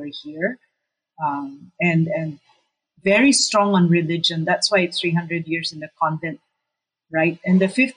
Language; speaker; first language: English; non-native, local second language; Cebuano